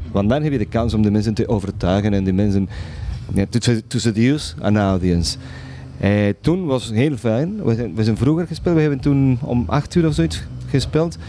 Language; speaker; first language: Dutch; non-native, fluent; Spanish